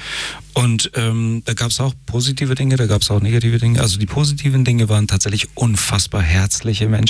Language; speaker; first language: German; early bilingual, other home language; Persian